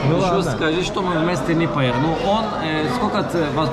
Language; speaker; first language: Russian; non-native, learner; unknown